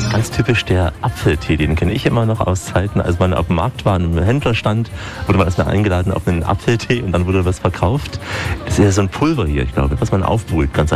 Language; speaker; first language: German; native; German